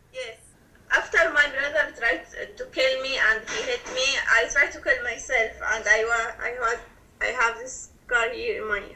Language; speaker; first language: English; non-native, learner; Arabic